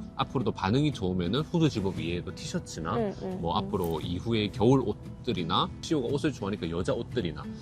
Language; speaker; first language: Korean; native; Korean